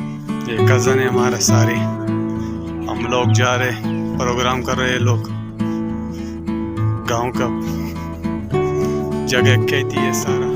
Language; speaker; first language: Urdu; non-native, local second language; Pashto